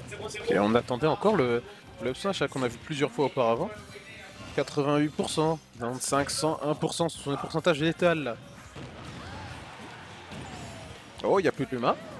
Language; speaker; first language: French; native; French